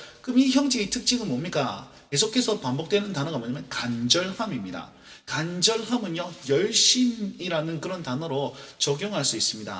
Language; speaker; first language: Korean; native; Korean